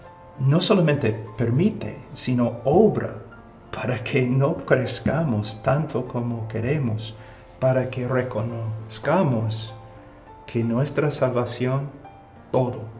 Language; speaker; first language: Spanish; non-native, fluent; English